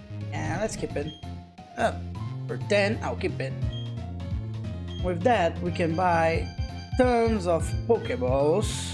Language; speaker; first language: English; non-native, fluent; Portuguese